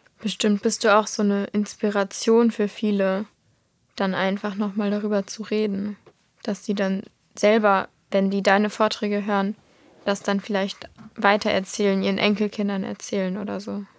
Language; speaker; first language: German; native; German